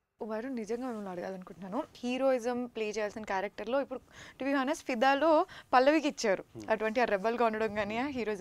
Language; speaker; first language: Telugu; native; Telugu